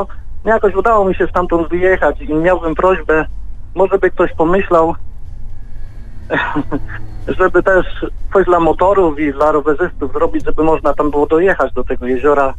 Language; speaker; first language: Polish; native; Polish